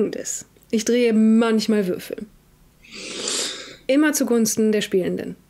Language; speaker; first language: German; native; German